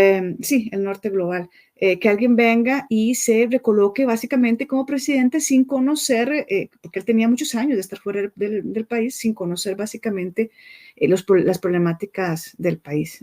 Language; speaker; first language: Spanish; native; Spanish